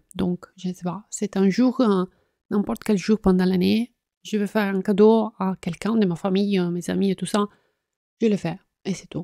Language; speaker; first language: French; non-native, fluent; Italian